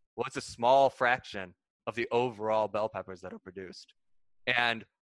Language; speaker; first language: English; native; English